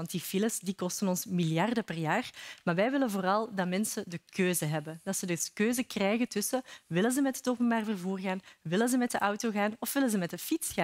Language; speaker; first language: Dutch; native; Dutch